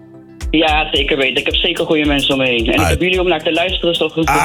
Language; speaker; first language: Dutch; native; Dutch